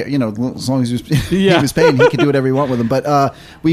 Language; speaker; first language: English; native; English